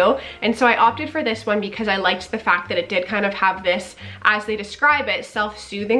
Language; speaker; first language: English; native; English